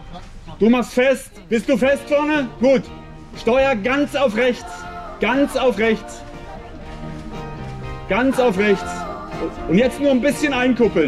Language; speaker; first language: German; native; German